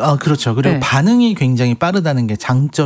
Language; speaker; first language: Korean; native; Korean